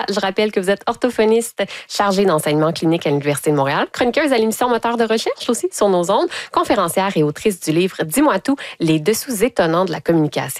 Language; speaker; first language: French; native; French